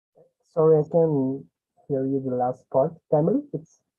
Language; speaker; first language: English; non-native, learner; Spanish